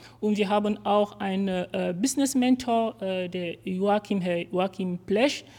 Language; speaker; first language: German; non-native, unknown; French